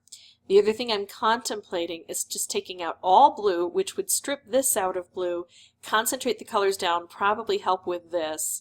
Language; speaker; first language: English; native; English